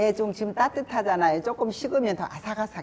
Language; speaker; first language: Korean; native; Korean